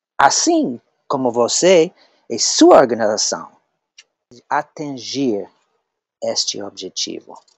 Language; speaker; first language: Portuguese; non-native, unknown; English